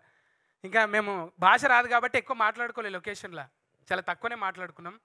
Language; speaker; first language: Telugu; native; Telugu